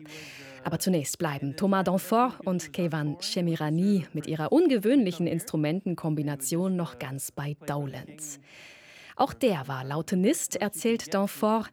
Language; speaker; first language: German; native; German